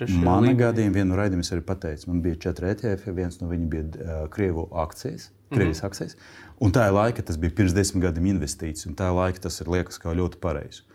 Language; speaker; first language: Latvian; non-native, local second language; Russian